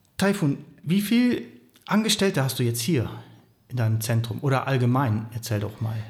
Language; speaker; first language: German; native; German